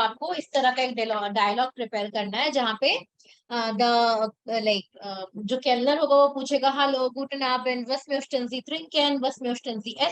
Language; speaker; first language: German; non-native, fluent; Hindi